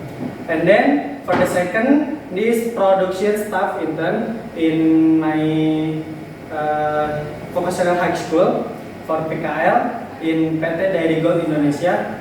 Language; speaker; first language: English; non-native, learner; Indonesian